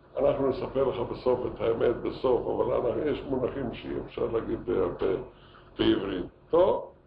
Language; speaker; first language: Hebrew; non-native, fluent; Yiddish